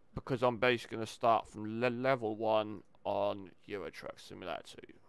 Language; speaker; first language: English; native; English